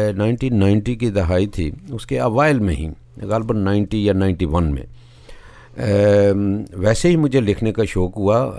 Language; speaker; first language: Urdu; non-native, local second language; Punjabi